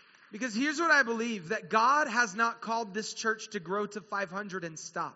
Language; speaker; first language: English; native; English